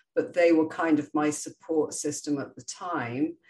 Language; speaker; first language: English; native; English